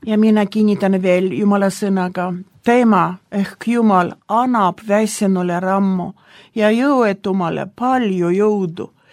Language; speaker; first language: Estonian; non-native, local second language; Russian